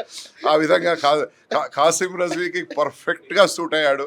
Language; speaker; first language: Telugu; native; Telugu